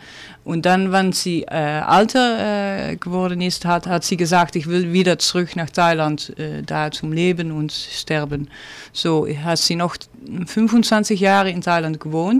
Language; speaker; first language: German; non-native, learner; Dutch